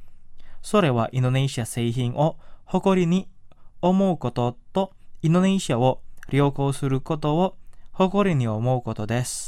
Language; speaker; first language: Japanese; non-native, fluent; Indonesian